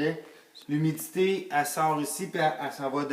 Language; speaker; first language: French; native; French